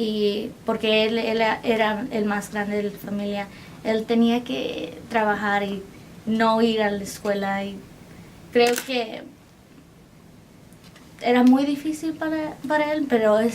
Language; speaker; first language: Spanish; early bilingual, heritage; Spanish